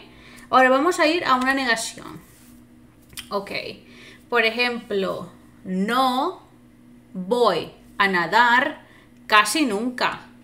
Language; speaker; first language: Spanish; non-native, fluent; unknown